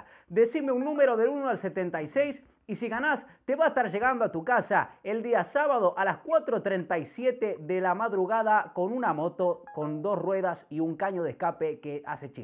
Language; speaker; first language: Spanish; native; Spanish